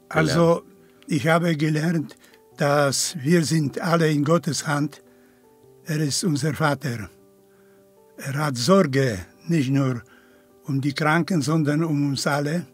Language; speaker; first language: German; non-native, fluent; Polish